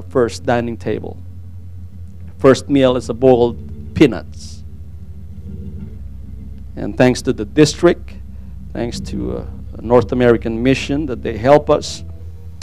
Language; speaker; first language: English; non-native, local second language; Filipino